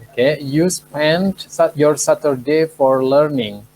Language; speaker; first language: English; non-native, fluent; Indonesian